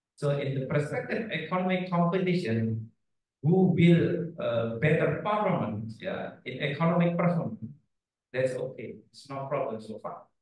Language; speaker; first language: English; non-native, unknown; Indonesian